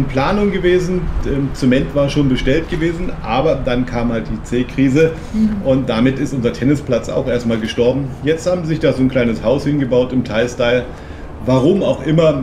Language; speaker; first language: German; native; German